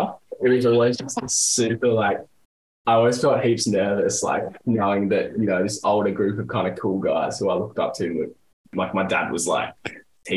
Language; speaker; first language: English; native; English